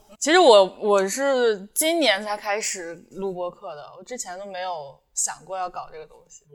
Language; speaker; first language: Chinese; native; Chinese